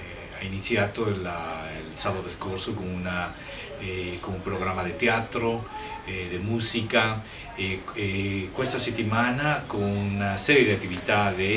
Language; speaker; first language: Italian; non-native, fluent; Spanish